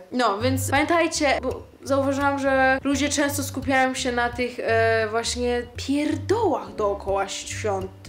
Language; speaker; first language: Polish; early bilingual, heritage; Polish